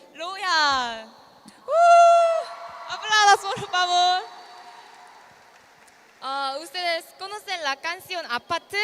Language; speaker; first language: Spanish; non-native, learner; Korean